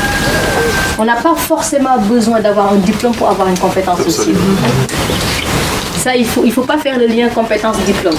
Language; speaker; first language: French; non-native, local second language; Wolof